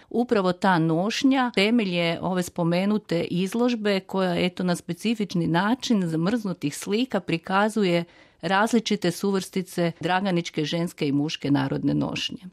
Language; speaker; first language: Croatian; native; Croatian